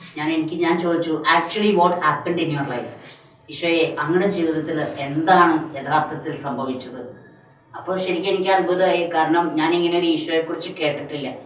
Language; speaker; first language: Malayalam; non-native, local second language; Tamil